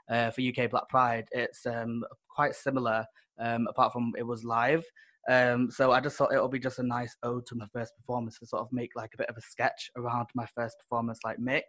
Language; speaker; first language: English; native; English